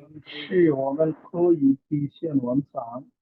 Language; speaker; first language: Chinese; non-native, learner; Bangla